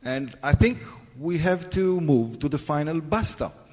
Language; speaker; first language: English; non-native, fluent; Hebrew